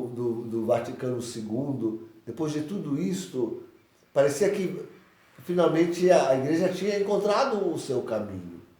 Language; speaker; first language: Portuguese; native; Portuguese